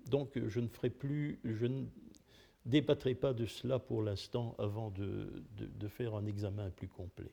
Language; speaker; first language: French; native; French